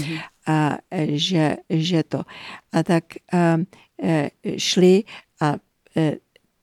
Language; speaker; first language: Czech; early bilingual, heritage; Czech